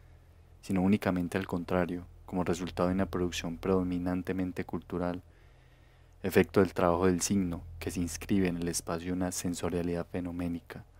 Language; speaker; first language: Spanish; native; Spanish